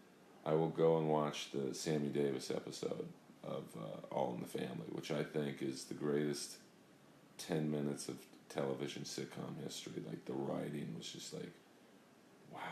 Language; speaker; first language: English; native; English